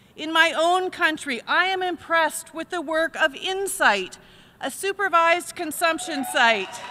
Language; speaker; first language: English; native; English